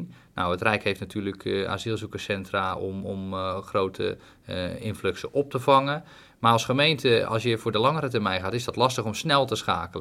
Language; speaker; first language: Dutch; native; Dutch